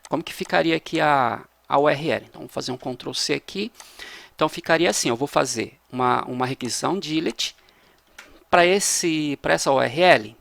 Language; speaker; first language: Portuguese; native; Portuguese